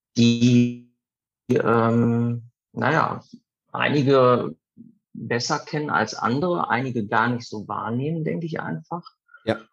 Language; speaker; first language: German; early bilingual, other home language; Italian